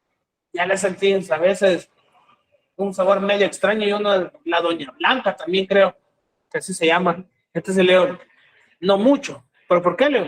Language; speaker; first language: Spanish; native; Spanish